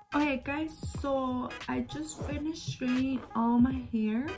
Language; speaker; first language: English; early bilingual, other home language; Spanish